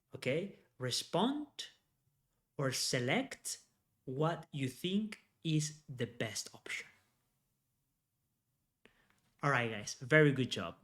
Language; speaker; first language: English; non-native, fluent; Spanish